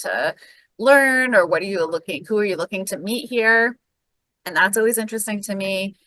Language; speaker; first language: English; native; English